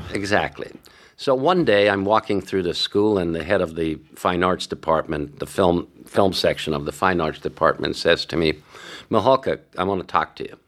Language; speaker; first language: English; early bilingual, other home language; Hungarian